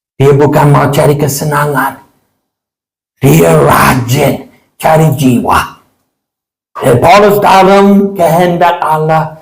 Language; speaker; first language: Malay; non-native, fluent; English